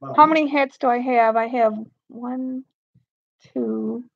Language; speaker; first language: English; native; English